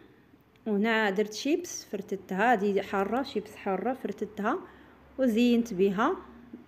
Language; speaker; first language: Arabic; native; Arabic